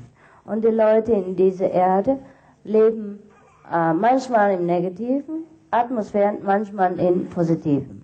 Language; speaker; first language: German; non-native, fluent; Vietnamese